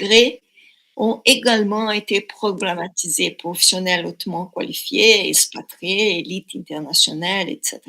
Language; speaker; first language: French; non-native, fluent; Portuguese